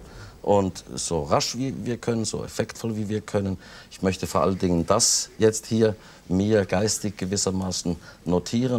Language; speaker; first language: German; native; German